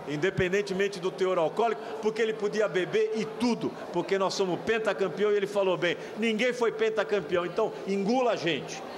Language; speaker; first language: Portuguese; native; Portuguese